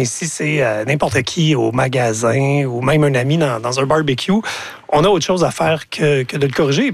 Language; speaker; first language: French; native; French